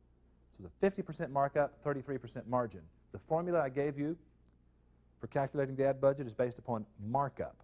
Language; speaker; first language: English; native; English